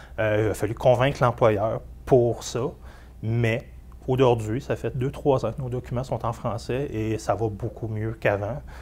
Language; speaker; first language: French; native; French